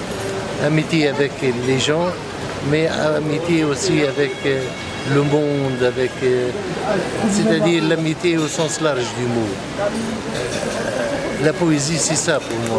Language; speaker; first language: French; non-native, local second language; Arabic